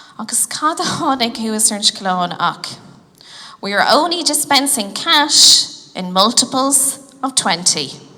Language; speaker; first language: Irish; native; Irish